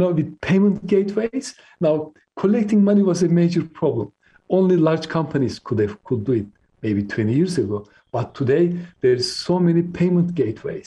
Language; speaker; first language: English; non-native, fluent; Turkish